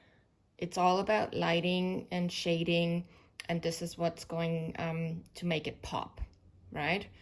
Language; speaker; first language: English; non-native, fluent; German